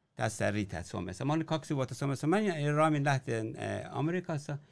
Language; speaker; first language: Finnish; non-native, learner; Persian